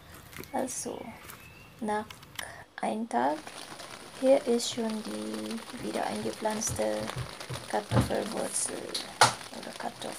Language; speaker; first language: German; non-native, fluent; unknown